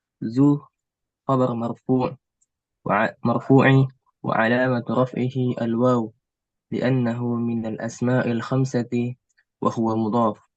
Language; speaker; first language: Arabic; non-native, learner; Indonesian